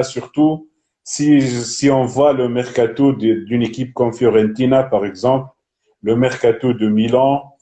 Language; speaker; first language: French; non-native, local second language; Arabic